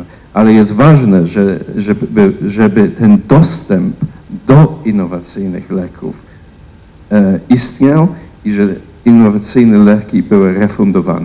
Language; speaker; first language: Polish; non-native, fluent; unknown